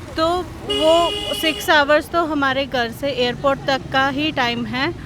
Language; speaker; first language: Hindi; non-native, local second language; Punjabi